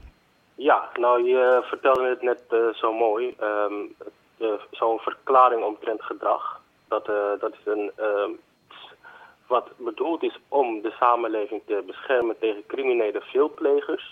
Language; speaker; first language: Dutch; native; Dutch